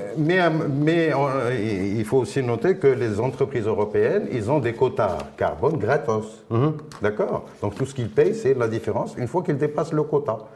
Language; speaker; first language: French; non-native, local second language; Arabic